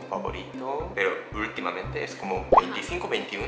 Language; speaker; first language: Spanish; non-native, learner; Japanese